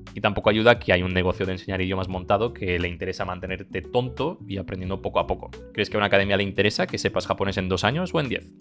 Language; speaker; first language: Spanish; early bilingual, other home language; Bulgarian